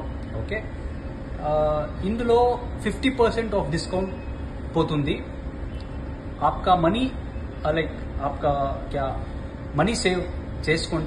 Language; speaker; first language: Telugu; non-native, learner; Hindi